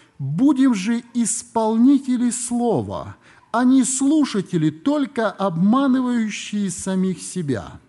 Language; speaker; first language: Russian; native; Russian